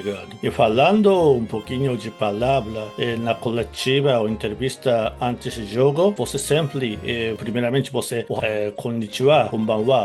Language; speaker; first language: Portuguese; non-native, fluent; Japanese